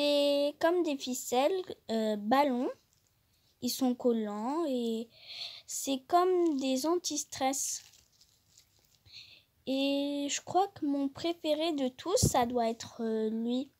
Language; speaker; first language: French; non-native, fluent; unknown